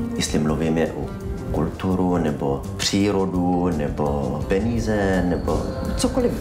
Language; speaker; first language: Czech; non-native, fluent; Hebrew